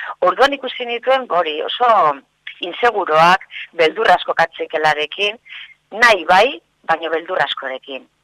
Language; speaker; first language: Basque; non-native, local second language; Spanish